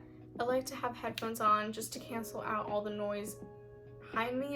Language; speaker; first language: English; native; English